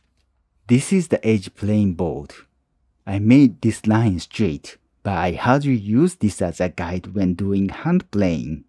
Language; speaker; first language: English; non-native, fluent; Japanese